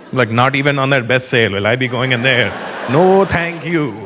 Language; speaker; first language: English; native; English